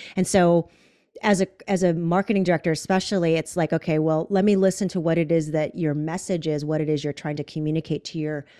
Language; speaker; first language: English; native; English